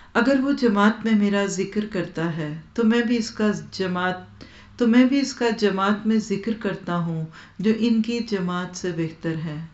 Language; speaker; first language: Urdu; non-native, local second language; Punjabi